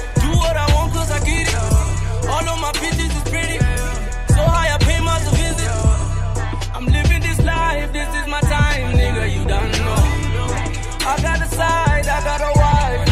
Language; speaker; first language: English; native; English